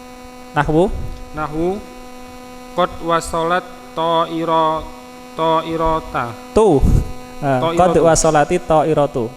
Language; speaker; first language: Arabic; non-native, fluent; Indonesian